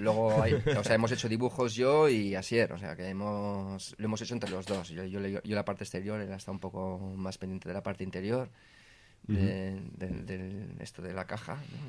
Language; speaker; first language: Spanish; native; Spanish